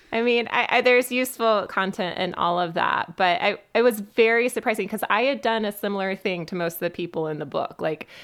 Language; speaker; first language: English; native; English